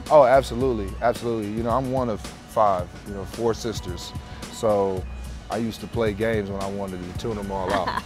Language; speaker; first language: English; native; English